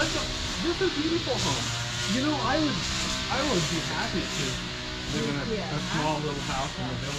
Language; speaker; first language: English; non-native, learner; Japanese